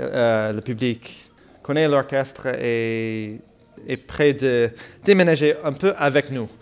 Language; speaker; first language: French; non-native, fluent; English